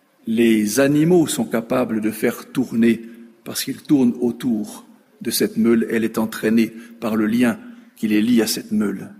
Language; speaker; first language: French; native; French